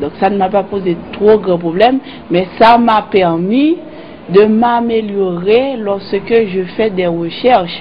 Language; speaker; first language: French; non-native, local second language; Haitian Creole